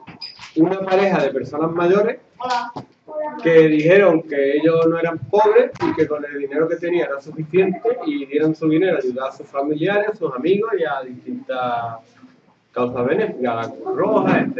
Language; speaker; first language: Spanish; native; Spanish